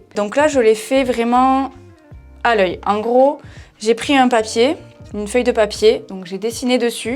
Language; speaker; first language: French; native; French